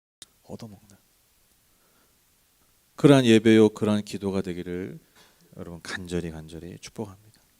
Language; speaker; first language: Korean; native; Korean